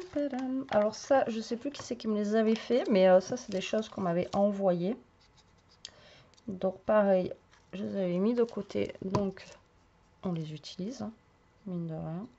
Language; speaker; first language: French; native; French